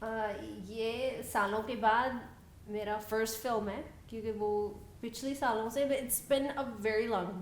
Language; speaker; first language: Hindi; non-native, learner; English